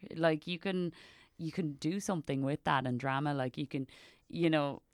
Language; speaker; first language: English; native; English